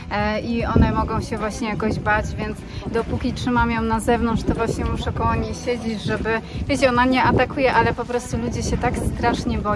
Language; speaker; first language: Polish; native; Polish